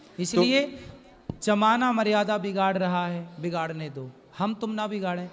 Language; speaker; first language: Hindi; native; Hindi